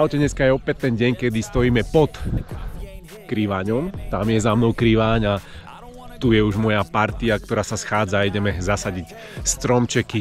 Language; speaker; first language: Slovak; native; Slovak